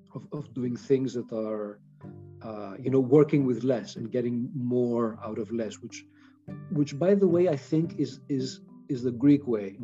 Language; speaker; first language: English; non-native, fluent; Greek